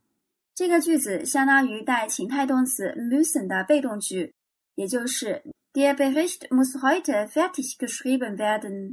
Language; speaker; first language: German; non-native, fluent; Chinese